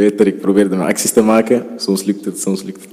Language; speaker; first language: Dutch; early bilingual, other home language; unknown